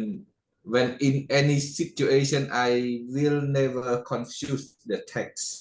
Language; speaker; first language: English; non-native, learner; Khmer